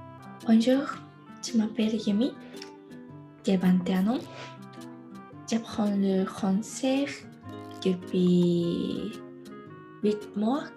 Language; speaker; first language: French; non-native, learner; Japanese